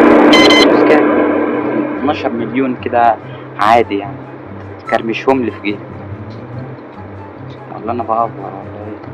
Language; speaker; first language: Arabic; native; Arabic